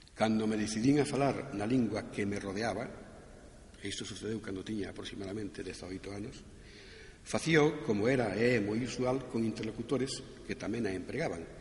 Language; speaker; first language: Galician; non-native, local second language; Spanish